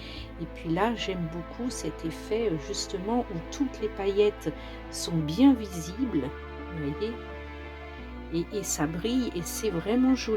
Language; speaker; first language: French; native; French